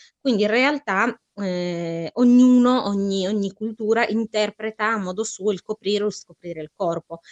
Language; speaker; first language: Italian; early bilingual, other home language; Arabic